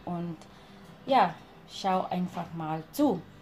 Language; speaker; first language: German; non-native, fluent; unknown